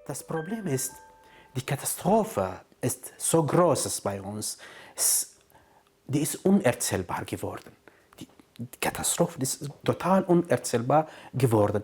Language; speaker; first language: German; non-native, fluent; Kurdish